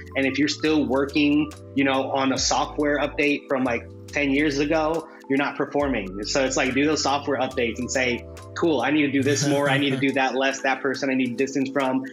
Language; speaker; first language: English; early bilingual, other home language; Spanish